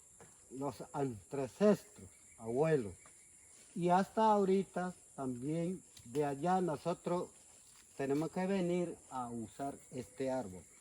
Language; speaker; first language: Spanish; non-native, local second language; Ticuna